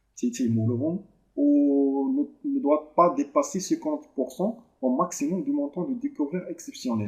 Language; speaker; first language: French; non-native, local second language; Arabic